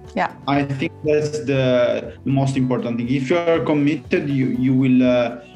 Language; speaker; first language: English; non-native, fluent; Italian